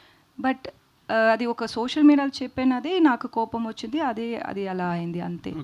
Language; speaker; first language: Telugu; non-native, fluent; Tamil